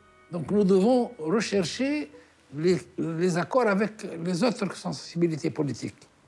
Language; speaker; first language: French; non-native, local second language; Arabic